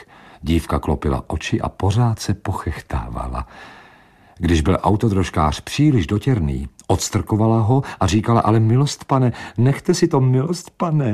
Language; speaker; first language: Czech; native; Czech